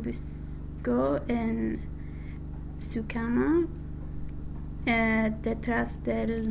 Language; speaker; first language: Spanish; non-native, learner; English